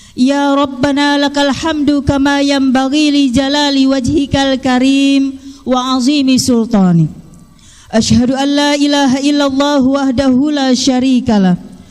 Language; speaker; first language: Indonesian; non-native, local second language; Banjar